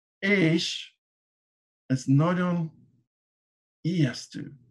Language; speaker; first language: Hungarian; non-native, learner; English